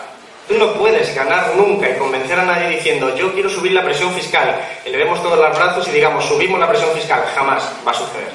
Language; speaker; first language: Spanish; native; Spanish